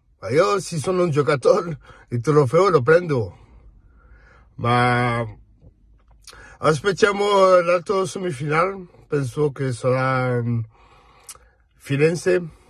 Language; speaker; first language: Italian; non-native, fluent; French